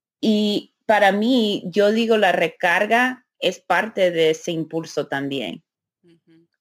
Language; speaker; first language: Spanish; early bilingual, heritage; Spanish